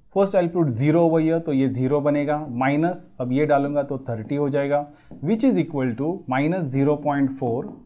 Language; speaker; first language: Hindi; non-native, local second language; Marathi